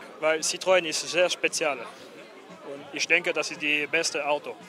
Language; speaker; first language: German; non-native, local second language; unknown